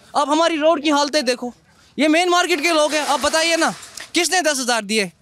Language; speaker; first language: Hindi; native; Hindi